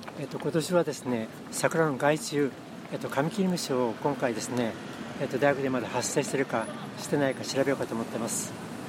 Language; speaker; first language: Japanese; native; Japanese